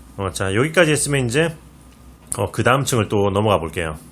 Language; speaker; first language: Korean; native; Korean